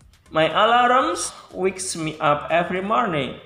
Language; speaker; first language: English; non-native, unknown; Indonesian